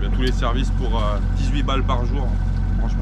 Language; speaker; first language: French; native; French